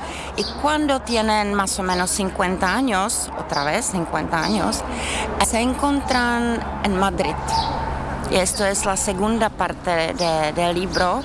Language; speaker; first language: Spanish; non-native, learner; Czech